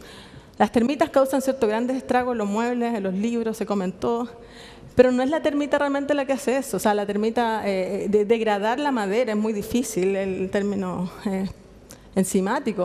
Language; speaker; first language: Spanish; native; Spanish